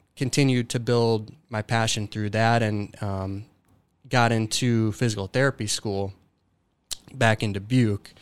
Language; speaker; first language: English; native; English